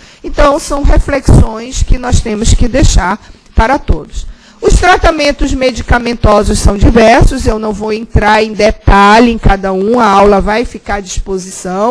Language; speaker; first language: Portuguese; native; Portuguese